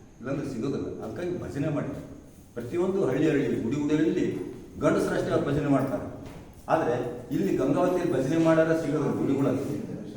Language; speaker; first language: Kannada; native; Kannada